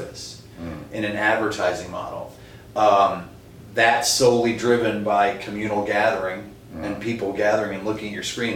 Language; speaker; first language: English; native; English